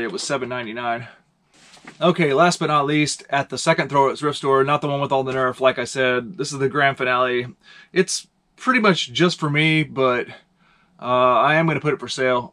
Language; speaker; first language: English; native; English